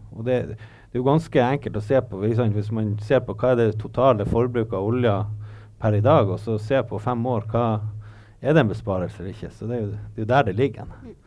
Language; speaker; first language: Norwegian; native; Norwegian